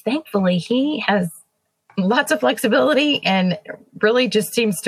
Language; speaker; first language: English; native; English